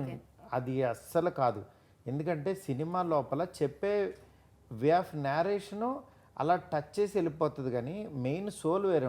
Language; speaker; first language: Telugu; native; Telugu